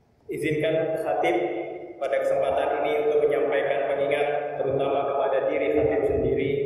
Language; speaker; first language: Indonesian; native; Indonesian